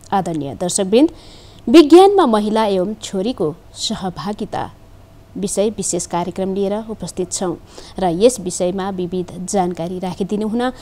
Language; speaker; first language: Nepali; native; Nepali